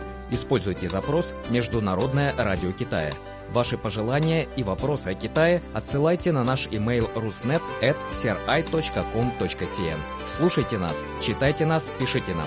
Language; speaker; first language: Russian; native; Russian